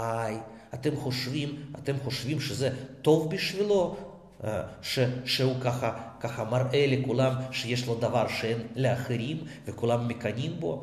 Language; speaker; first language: Hebrew; non-native, fluent; Russian